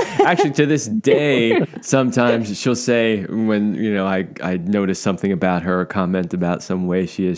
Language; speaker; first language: English; native; English